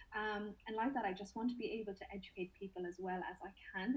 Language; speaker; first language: English; native; English